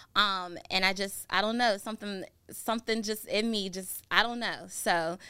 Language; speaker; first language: English; native; English